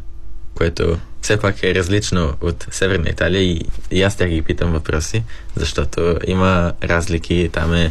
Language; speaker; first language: Bulgarian; early bilingual, heritage; Bulgarian